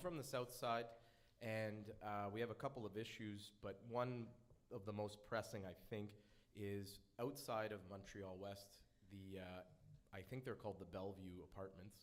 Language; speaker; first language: English; native; English